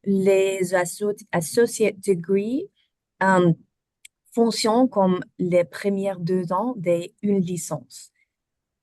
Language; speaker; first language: French; non-native, learner; German